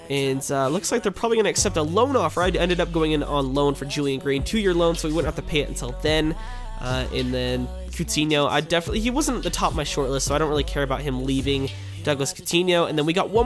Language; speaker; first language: English; native; English